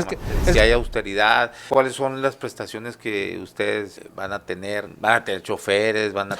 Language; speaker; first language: Spanish; native; Spanish